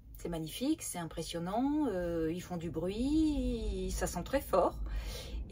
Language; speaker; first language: French; native; French